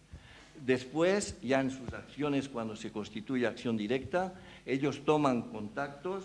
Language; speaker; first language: Spanish; native; Spanish